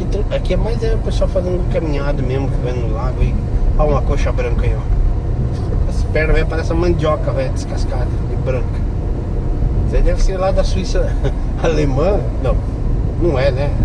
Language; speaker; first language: Portuguese; native; Portuguese